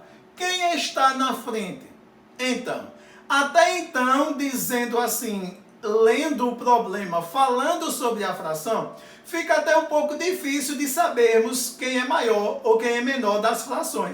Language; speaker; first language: Portuguese; native; Portuguese